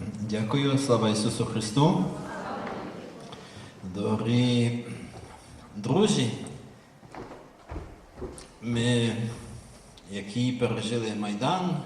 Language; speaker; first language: Ukrainian; native; Ukrainian